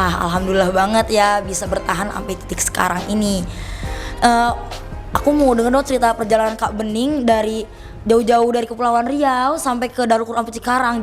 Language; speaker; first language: Indonesian; native; Indonesian